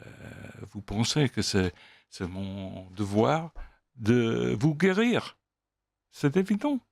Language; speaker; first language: French; non-native, fluent; English